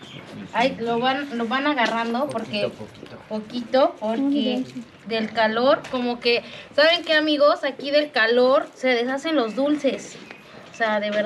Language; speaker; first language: Spanish; native; Spanish